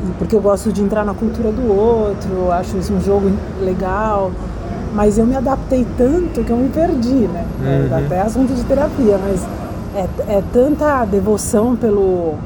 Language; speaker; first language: Portuguese; early bilingual, other home language; Spanish